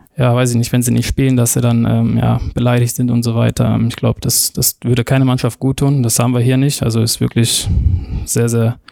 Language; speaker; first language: German; native; German